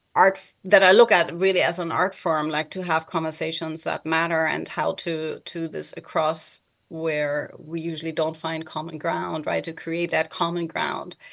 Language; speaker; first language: English; non-native, fluent; German